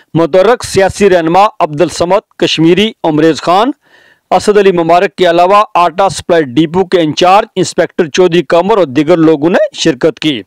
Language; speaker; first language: Urdu; non-native, local second language; Punjabi